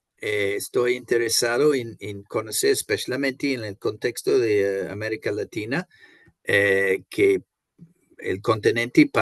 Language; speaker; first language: Spanish; non-native, fluent; Portuguese